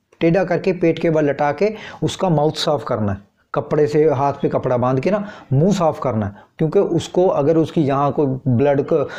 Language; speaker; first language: Hindi; non-native, local second language; Punjabi